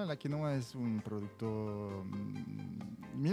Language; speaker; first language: Spanish; non-native, fluent; French